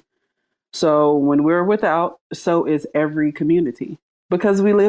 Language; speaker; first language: English; native; English